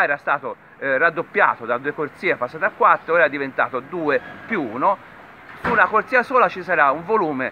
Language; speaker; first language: Italian; native; Italian